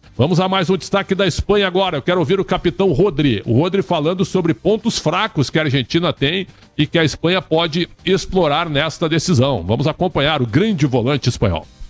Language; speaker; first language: Portuguese; native; Portuguese